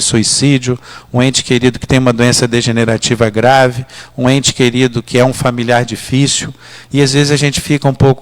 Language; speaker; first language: Portuguese; native; Portuguese